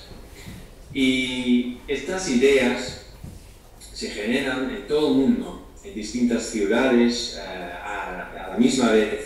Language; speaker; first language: Spanish; non-native, fluent; Dutch